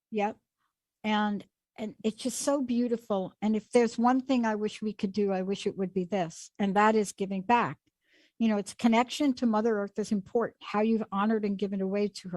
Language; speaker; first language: English; native; English